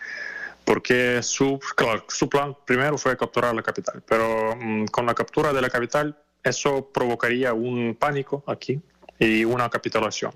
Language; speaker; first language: Spanish; non-native, fluent; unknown